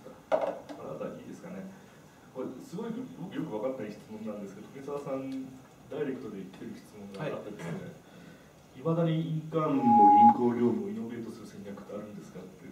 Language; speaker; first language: Japanese; native; Japanese